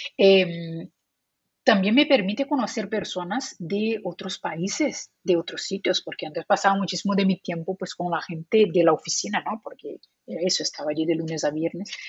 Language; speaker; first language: Spanish; non-native, fluent; Portuguese